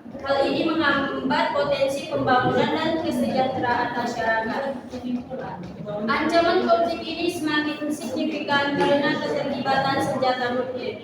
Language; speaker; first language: Indonesian; native; Indonesian